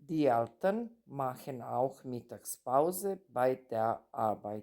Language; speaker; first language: German; non-native, fluent; Serbian